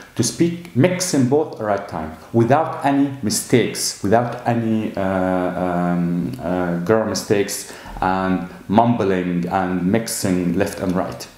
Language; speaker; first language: English; non-native, fluent; Arabic